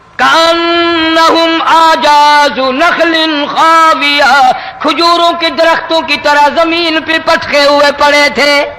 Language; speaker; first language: Urdu; non-native, local second language; Punjabi